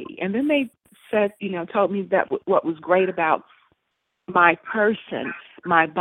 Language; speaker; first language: English; native; English